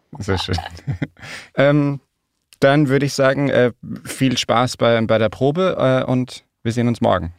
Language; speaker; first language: German; native; German